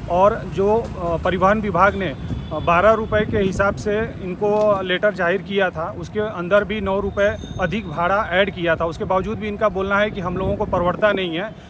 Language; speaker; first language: Hindi; native; Hindi